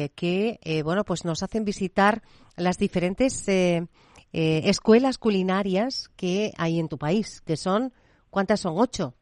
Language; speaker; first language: Spanish; native; Spanish